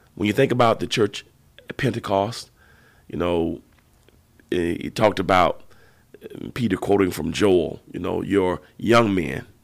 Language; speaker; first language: English; native; English